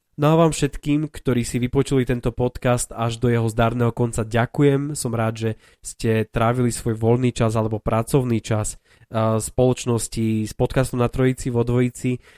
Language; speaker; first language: Slovak; native; Slovak